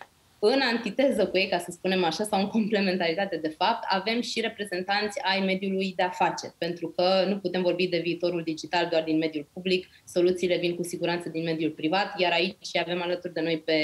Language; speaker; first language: Romanian; native; Romanian